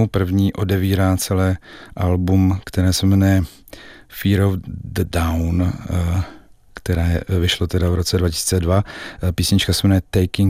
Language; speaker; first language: Czech; native; Czech